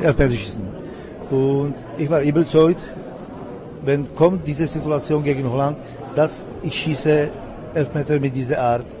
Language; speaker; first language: German; non-native, learner; Czech